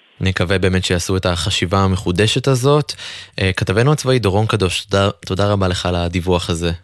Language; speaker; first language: Hebrew; native; Hebrew